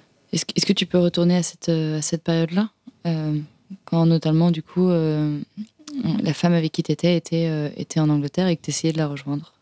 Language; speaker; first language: French; native; French